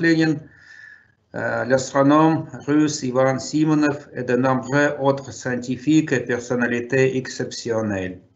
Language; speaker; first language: French; non-native, fluent; Russian